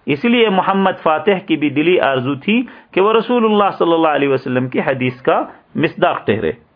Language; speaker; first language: Urdu; native; Urdu